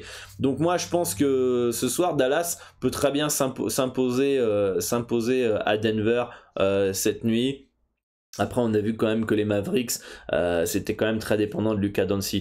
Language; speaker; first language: French; native; French